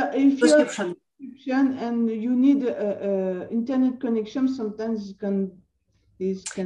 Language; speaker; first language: English; non-native, learner; French